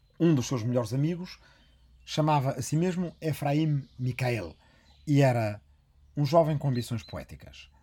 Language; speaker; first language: Portuguese; native; Portuguese